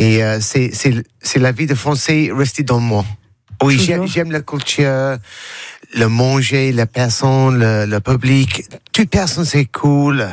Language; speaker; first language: French; non-native, learner; English